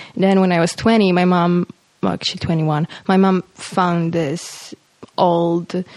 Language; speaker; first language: English; non-native, fluent; Polish